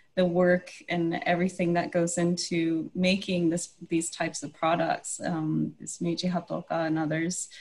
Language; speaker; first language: English; non-native, fluent; Japanese